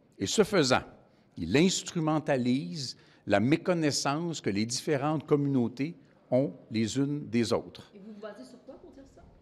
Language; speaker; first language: French; native; French